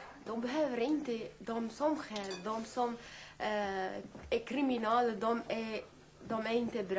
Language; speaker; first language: Swedish; non-native, learner; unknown